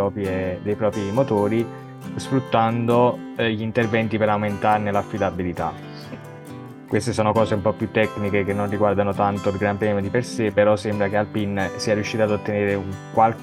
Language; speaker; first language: Italian; native; Italian